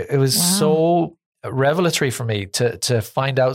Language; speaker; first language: English; native; English